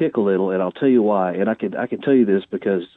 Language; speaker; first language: English; native; English